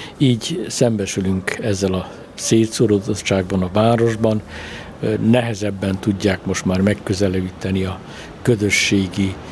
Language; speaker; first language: Hungarian; native; Hungarian